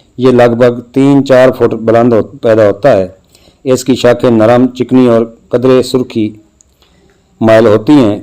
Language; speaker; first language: Urdu; non-native, local second language; Punjabi